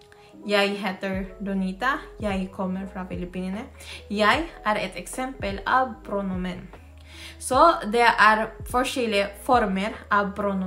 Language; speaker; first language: Norwegian; non-native, fluent; Filipino